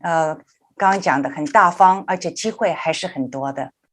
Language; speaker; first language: Chinese; early bilingual, heritage; Chinese